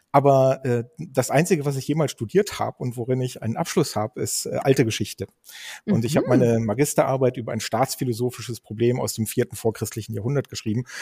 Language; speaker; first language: German; native; German